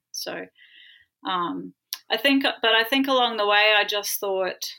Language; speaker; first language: English; native; English